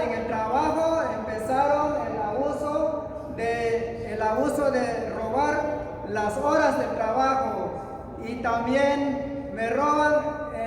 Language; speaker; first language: Spanish; non-native, local second language; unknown